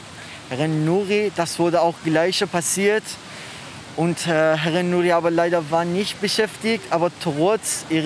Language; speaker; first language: German; non-native, learner; Persian